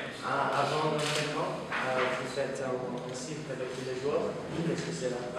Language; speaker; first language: French; non-native, learner; Portuguese